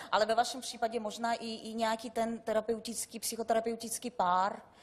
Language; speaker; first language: Czech; non-native, fluent; Russian